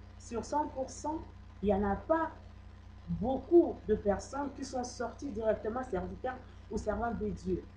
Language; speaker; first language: French; non-native, local second language; Lingala